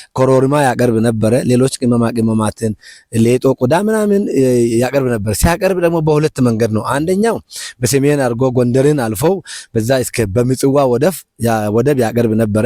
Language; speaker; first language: Amharic; non-native, local second language; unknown